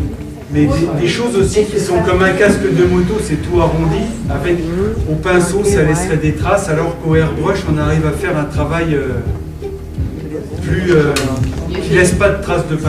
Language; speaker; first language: French; native; French